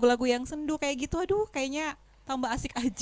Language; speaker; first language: Indonesian; native; Indonesian